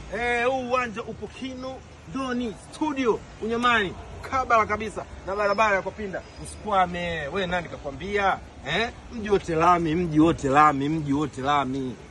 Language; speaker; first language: Swahili; native; Swahili